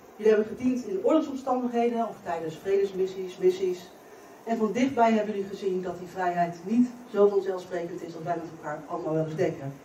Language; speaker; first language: Dutch; native; Dutch